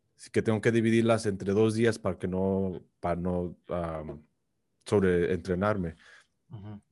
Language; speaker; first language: Spanish; early bilingual, heritage; Spanish